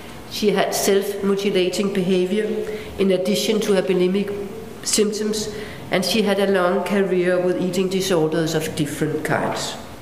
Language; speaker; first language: English; non-native, fluent; Danish